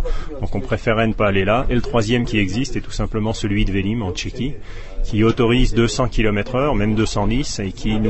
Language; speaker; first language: French; native; French